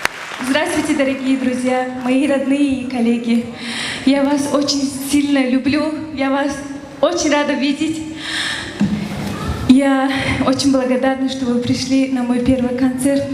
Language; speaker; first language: Russian; non-native, local second language; Tajik